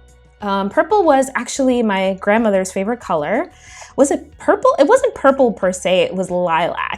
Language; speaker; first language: English; native; English